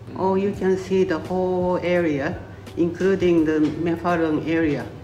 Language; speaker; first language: English; non-native, fluent; Japanese